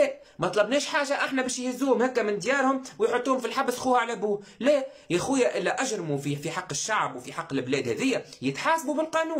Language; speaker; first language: Arabic; native; Arabic